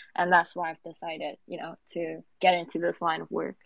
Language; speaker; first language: English; non-native, local second language; Cantonese